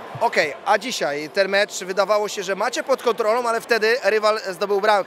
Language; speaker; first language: Polish; native; Polish